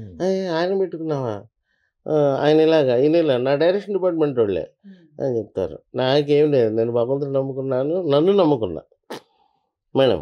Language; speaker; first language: Telugu; native; Telugu